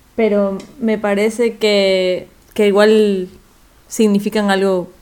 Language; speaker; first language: Spanish; native; Spanish